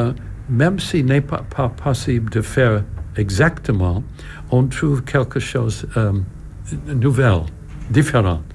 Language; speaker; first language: French; non-native, learner; English